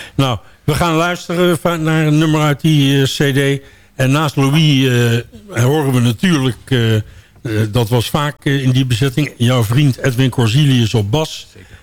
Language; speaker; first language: Dutch; native; Dutch